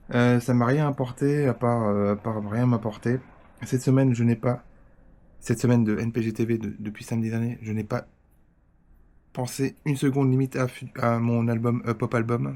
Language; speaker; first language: French; native; French